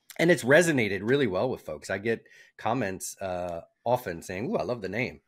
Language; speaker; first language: English; native; English